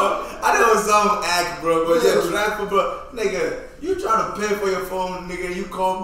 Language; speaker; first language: English; native; English